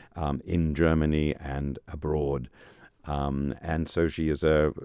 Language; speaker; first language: English; native; English